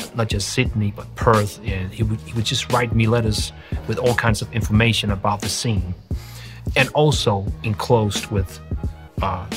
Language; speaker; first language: English; non-native, fluent; Danish